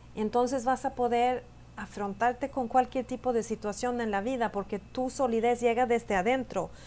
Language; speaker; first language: Spanish; non-native, fluent; Swedish